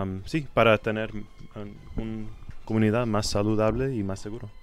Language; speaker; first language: Spanish; non-native, learner; English